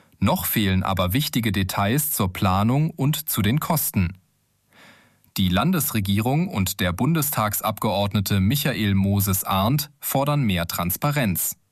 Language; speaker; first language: German; native; German